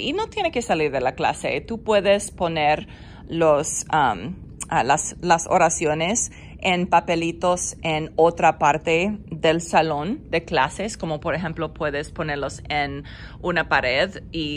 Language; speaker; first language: Spanish; non-native, fluent; English